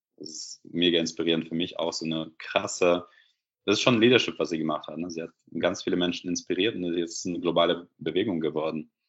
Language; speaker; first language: German; non-native, fluent; Russian